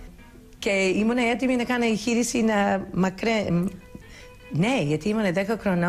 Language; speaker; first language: Greek; early bilingual, heritage; English